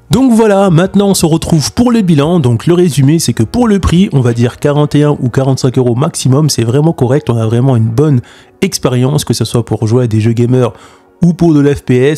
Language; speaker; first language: French; native; French